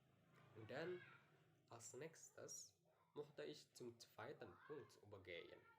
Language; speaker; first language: German; non-native, learner; Indonesian